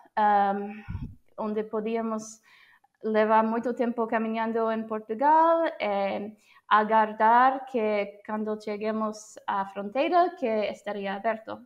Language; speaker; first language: Portuguese; non-native, fluent; English